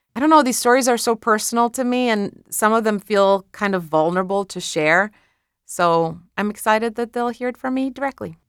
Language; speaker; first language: English; non-native, fluent; Croatian